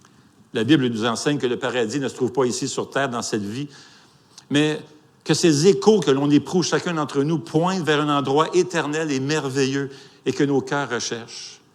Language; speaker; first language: French; native; French